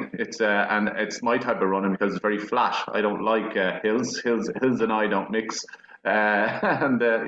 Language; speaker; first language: English; native; English